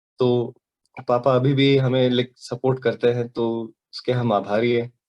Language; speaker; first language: Hindi; non-native, local second language; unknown